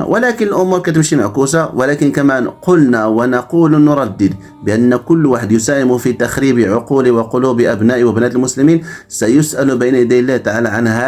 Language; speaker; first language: Arabic; native; Arabic